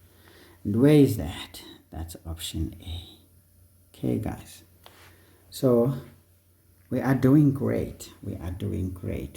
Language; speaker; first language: English; non-native, local second language; Xhosa